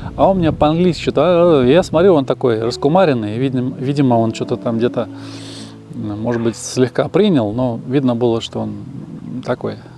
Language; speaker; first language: Russian; native; Russian